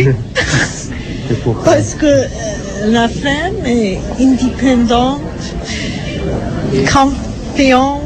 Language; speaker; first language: French; non-native, learner; English